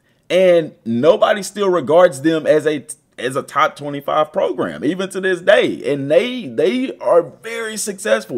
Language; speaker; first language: English; native; English